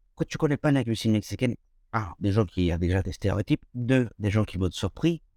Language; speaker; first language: French; non-native, fluent; Spanish